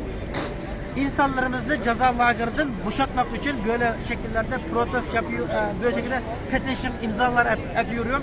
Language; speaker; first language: Turkish; non-native, learner; Uyghur